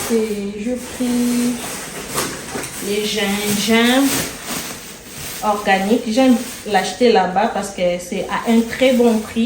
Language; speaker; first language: French; non-native, local second language; Lingala